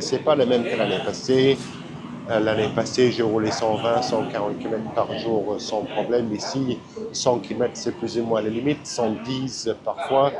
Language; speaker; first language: French; non-native, fluent; English